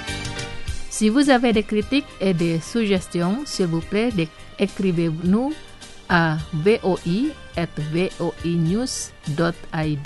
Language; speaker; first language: French; non-native, fluent; Indonesian